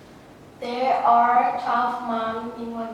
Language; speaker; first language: English; non-native, learner; Vietnamese